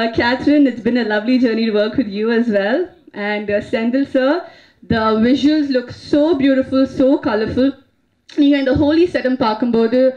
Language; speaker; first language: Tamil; non-native, fluent; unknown